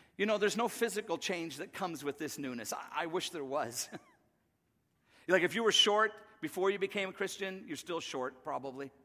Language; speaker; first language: English; native; English